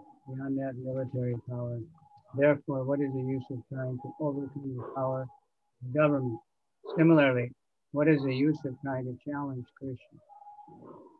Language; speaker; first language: English; native; English